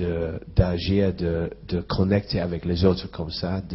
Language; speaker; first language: French; non-native, fluent; English